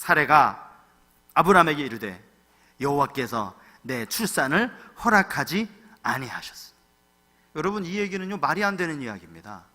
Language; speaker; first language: Korean; native; Korean